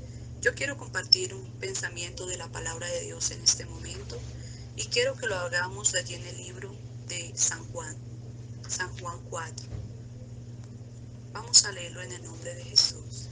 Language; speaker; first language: Spanish; native; Spanish